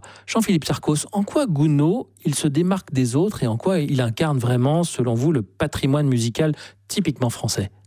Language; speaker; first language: French; native; French